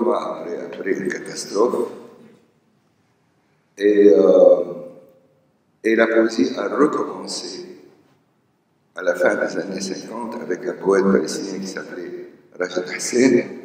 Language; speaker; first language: French; non-native, local second language; Arabic